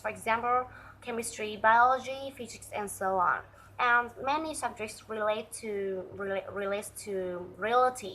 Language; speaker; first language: English; non-native, learner; Vietnamese